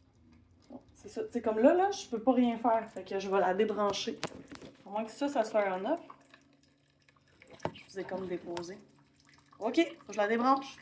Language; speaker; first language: French; native; French